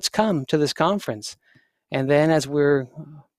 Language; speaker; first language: English; native; English